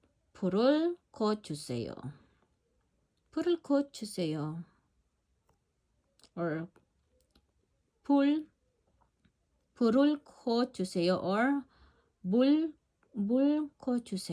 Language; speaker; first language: Korean; non-native, learner; Filipino